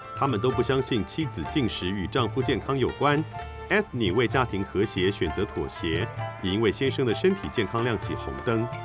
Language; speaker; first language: Chinese; native; Chinese